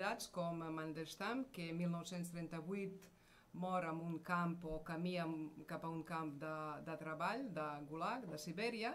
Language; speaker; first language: Catalan; non-native, fluent; Serbian